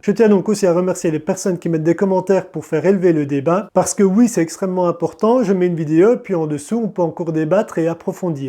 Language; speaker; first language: French; native; French